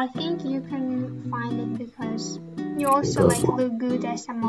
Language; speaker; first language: English; non-native, fluent; Tatar